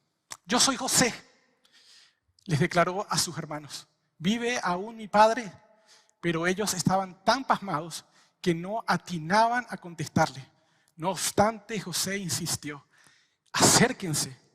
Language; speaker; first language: Spanish; native; Spanish